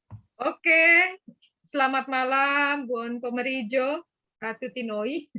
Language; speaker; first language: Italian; non-native, learner; Indonesian